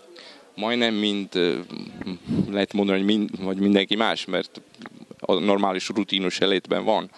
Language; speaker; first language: Hungarian; non-native, fluent; Italian